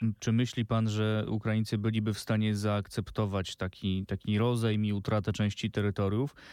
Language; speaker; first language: Polish; native; Polish